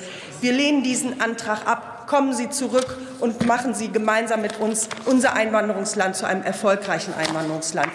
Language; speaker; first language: German; early bilingual, other home language; Turkish